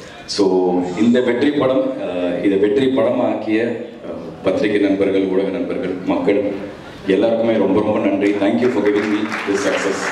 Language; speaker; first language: Tamil; native; Tamil